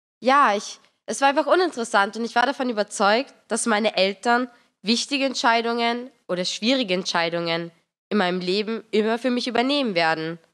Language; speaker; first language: German; native; German